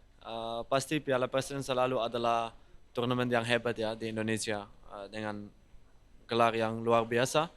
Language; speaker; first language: Indonesian; non-native, fluent; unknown